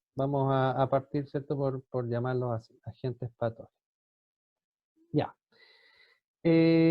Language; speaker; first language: Spanish; native; Spanish